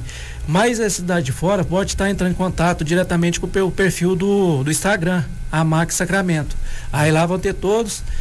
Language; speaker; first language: Portuguese; native; Portuguese